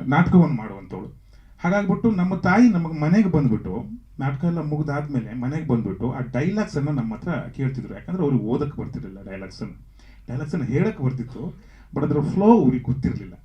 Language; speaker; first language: Kannada; native; Kannada